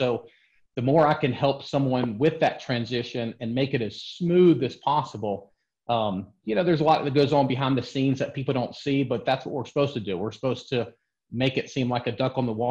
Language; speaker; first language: English; native; English